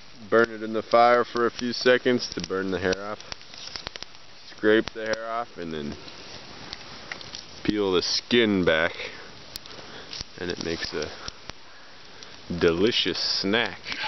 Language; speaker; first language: English; native; English